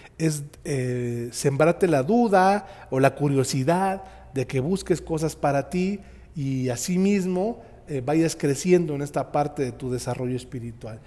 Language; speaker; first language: Spanish; native; Spanish